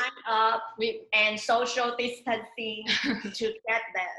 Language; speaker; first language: English; non-native, learner; Chinese